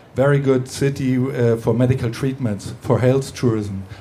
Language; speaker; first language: English; non-native, fluent; German